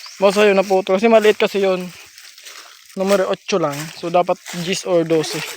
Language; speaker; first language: Filipino; non-native, local second language; Masbatenyo